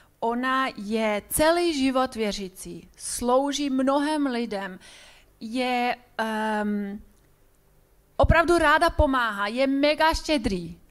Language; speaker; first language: Czech; non-native, fluent; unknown